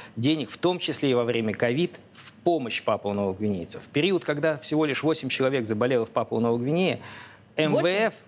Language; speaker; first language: Russian; native; Russian